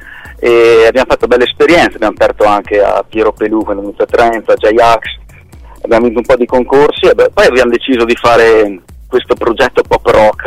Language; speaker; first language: Italian; native; Italian